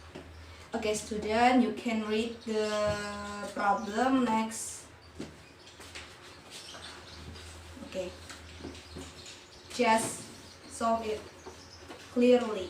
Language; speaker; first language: English; non-native, learner; Indonesian